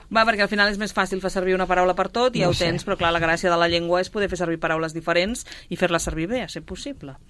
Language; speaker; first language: Catalan; native; Catalan